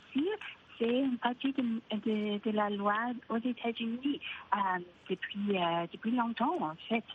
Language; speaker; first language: French; non-native, fluent; Spanish